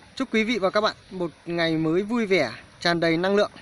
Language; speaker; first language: Vietnamese; native; Vietnamese